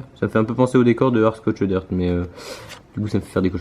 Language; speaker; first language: French; native; French